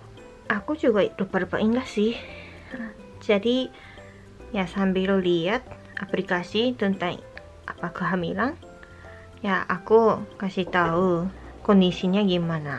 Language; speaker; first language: Indonesian; non-native, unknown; Japanese